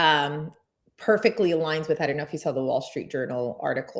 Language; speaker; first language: English; native; English